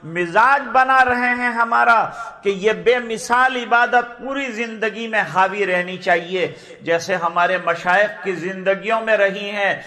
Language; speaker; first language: Urdu; non-native, local second language; Gujarati